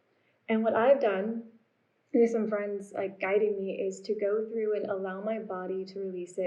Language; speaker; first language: English; native; English